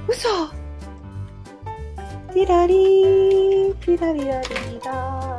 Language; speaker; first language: Japanese; native; Japanese